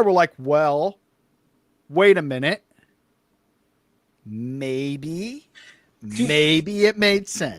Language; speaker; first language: English; native; English